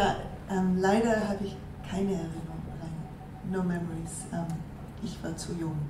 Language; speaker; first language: German; non-native, learner; English